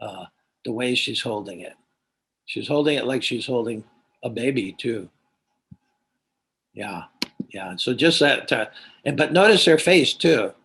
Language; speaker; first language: English; native; English